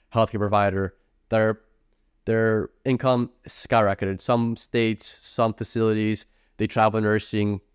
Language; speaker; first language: English; native; English